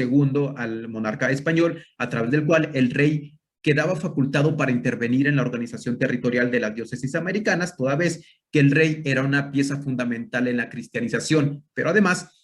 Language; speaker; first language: Spanish; native; Spanish